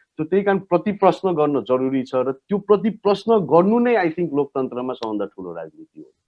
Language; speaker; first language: Nepali; non-native, local second language; Maithili